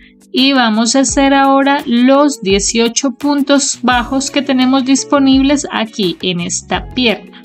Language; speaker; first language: Spanish; native; Spanish